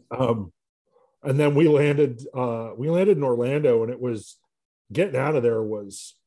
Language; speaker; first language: English; native; English